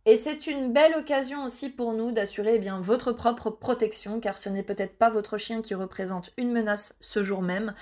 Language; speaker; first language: French; native; French